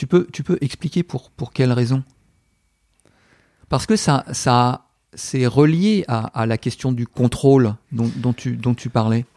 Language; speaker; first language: French; non-native, learner; English